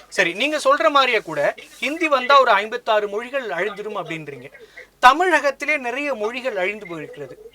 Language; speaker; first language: Tamil; native; Tamil